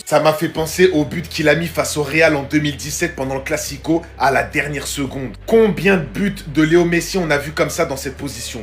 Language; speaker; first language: French; native; French